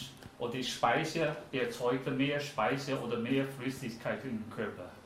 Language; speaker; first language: German; non-native, fluent; Chinese